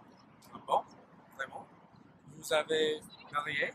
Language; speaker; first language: French; non-native, learner; English